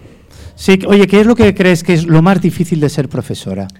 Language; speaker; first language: Spanish; native; Spanish